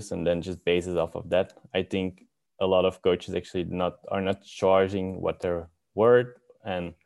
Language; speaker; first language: English; non-native, fluent; Dutch